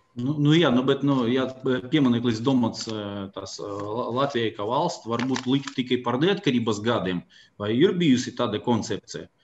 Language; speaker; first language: Latvian; non-native, local second language; Russian